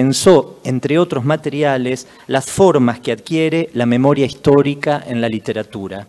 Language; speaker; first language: Spanish; native; Spanish